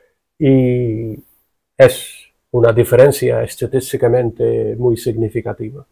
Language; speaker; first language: Spanish; non-native, fluent; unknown